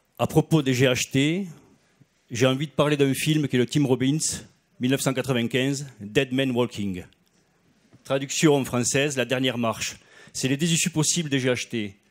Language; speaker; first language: French; native; French